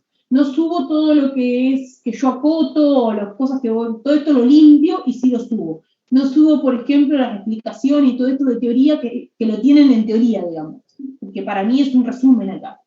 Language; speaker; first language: Spanish; native; Spanish